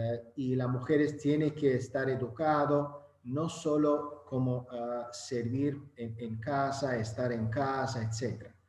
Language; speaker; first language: Spanish; non-native, fluent; Azerbaijani